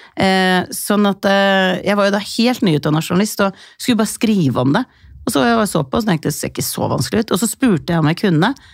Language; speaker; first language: Norwegian; early bilingual, other home language; Icelandic